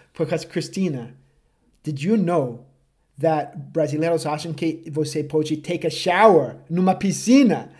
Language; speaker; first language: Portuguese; non-native, fluent; English